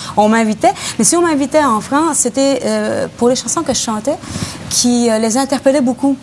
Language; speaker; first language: French; native; French